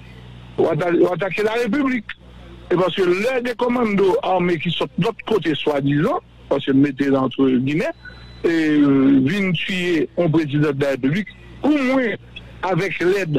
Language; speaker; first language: French; non-native, local second language; Haitian Creole